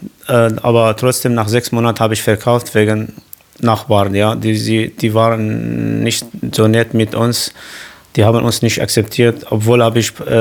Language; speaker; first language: German; non-native, learner; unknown